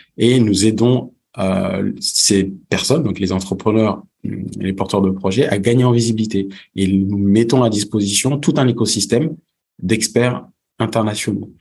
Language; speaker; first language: French; early bilingual, other home language; Fula